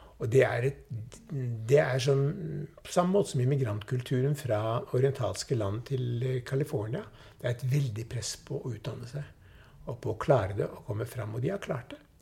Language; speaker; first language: Norwegian; early bilingual, other home language; Swedish